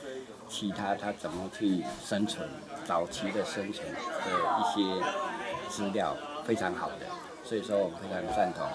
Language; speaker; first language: Chinese; native; Chinese